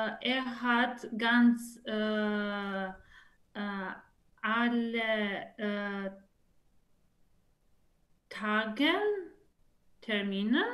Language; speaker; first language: German; non-native, learner; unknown